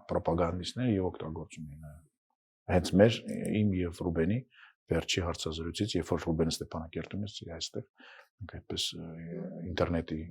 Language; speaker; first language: Armenian; non-native, fluent; Russian